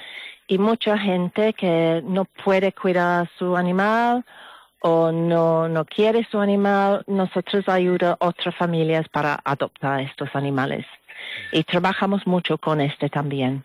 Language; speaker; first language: Spanish; non-native, learner; English